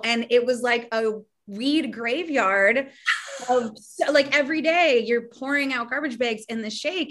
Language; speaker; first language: English; native; English